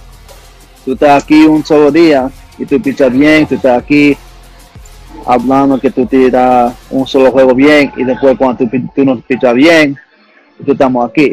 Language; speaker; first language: Spanish; early bilingual, heritage; English